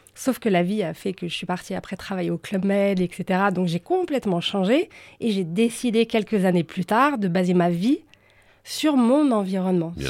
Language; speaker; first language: French; native; French